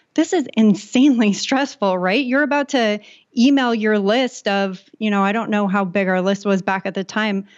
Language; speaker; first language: English; native; English